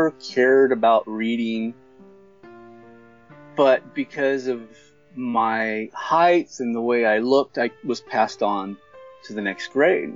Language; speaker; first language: English; native; English